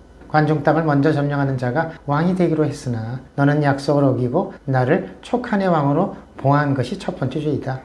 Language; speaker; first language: Korean; native; Korean